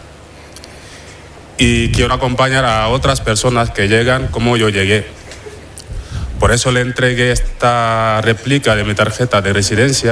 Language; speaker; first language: Spanish; non-native, fluent; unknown